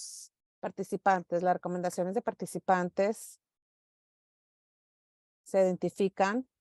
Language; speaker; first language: Spanish; early bilingual, heritage; English